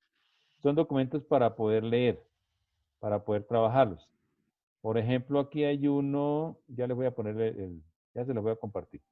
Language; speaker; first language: Spanish; native; Spanish